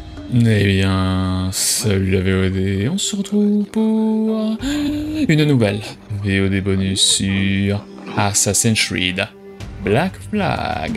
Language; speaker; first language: French; native; French